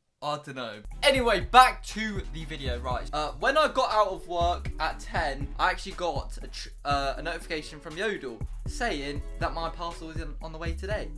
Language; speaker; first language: English; native; English